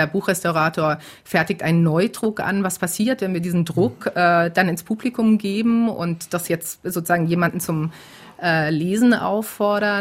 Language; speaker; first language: German; native; German